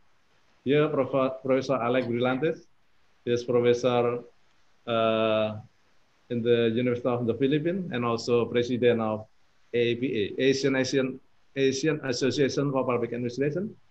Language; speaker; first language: English; non-native, fluent; Indonesian